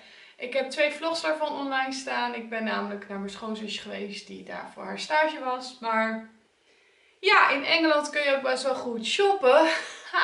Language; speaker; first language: Dutch; native; Dutch